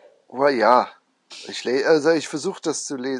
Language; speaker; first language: German; non-native, fluent; English